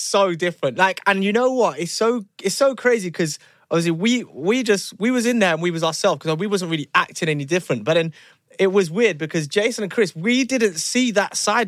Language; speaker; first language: English; native; English